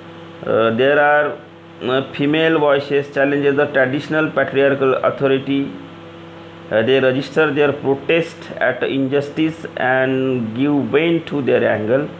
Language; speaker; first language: English; non-native, local second language; Marathi